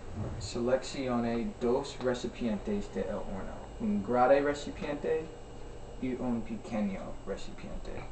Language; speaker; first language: Spanish; non-native, learner; English